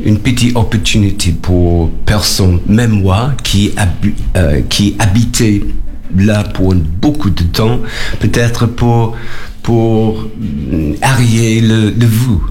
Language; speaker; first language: French; non-native, learner; English